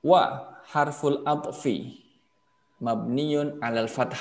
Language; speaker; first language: Arabic; non-native, fluent; Indonesian